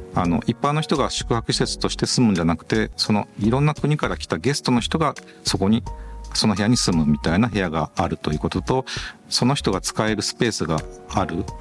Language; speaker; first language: Japanese; native; Japanese